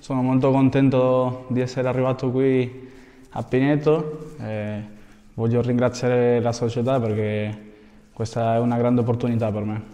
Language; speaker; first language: Italian; non-native, fluent; Spanish